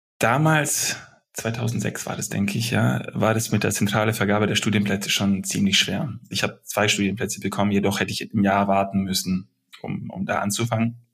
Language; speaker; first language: German; early bilingual, other home language; Serbian